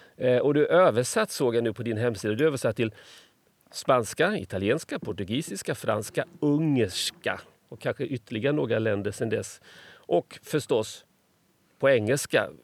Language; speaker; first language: Swedish; native; Swedish